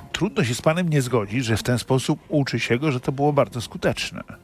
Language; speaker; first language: Polish; native; Polish